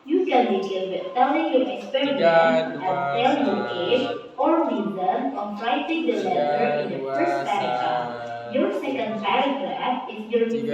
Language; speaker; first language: English; non-native, learner; Indonesian